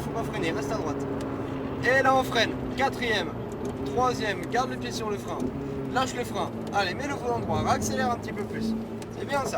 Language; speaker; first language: French; native; French